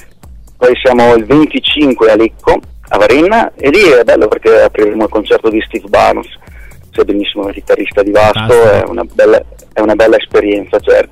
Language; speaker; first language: Italian; native; Italian